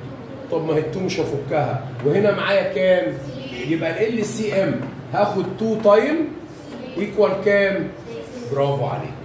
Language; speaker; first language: Arabic; native; Arabic